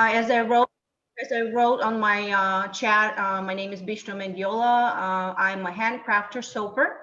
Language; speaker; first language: English; non-native, fluent; Bulgarian